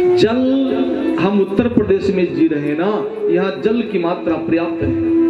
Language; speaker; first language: Hindi; native; Hindi